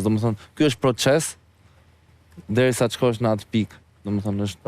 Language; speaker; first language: Albanian; native; Albanian